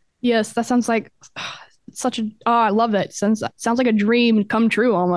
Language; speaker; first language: English; native; English